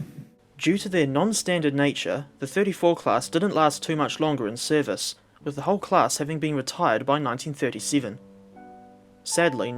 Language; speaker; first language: English; native; English